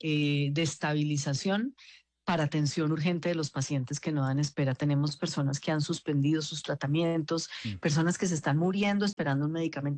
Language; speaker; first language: Spanish; native; Spanish